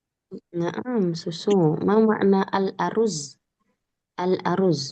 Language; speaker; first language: Arabic; non-native, fluent; Indonesian